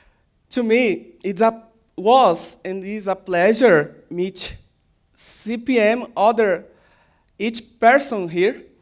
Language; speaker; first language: English; non-native, learner; Portuguese